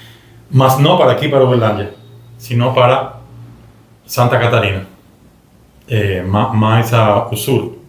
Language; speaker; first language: Portuguese; non-native, learner; Spanish